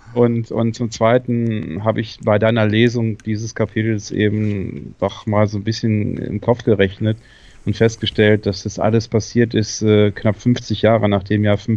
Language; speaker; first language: German; native; German